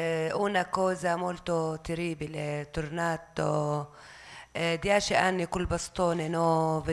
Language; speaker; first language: Italian; non-native, local second language; Arabic